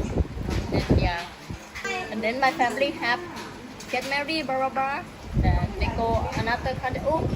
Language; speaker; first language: English; non-native, learner; Thai